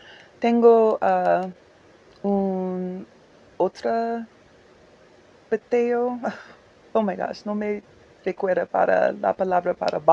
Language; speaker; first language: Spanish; non-native, learner; English